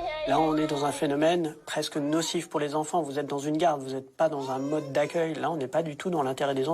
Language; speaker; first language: French; native; French